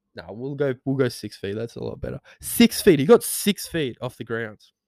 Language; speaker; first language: English; native; English